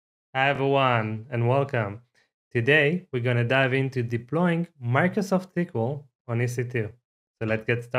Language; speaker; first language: English; non-native, fluent; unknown